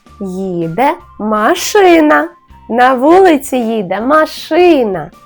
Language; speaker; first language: Ukrainian; native; Ukrainian